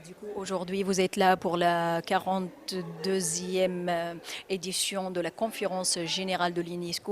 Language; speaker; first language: French; non-native, local second language; Arabic